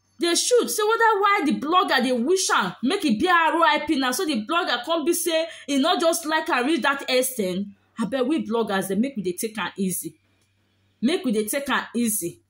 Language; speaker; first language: Nigerian Pidgin; native; Nigerian Pidgin